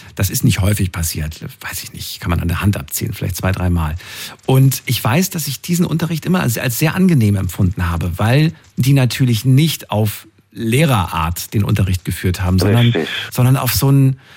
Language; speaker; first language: German; native; German